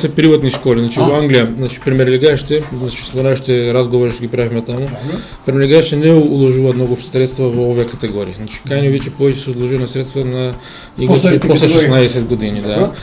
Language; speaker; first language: Macedonian; native; Macedonian